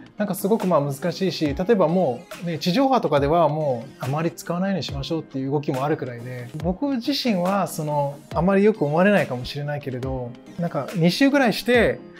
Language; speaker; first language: Japanese; early bilingual, other home language; English